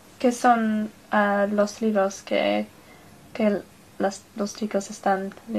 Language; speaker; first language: Spanish; non-native, learner; English